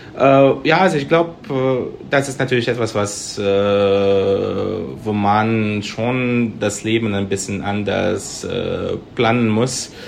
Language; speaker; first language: German; non-native, fluent; Russian